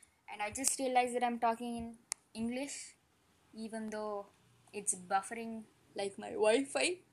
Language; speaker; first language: English; non-native, local second language; Tamil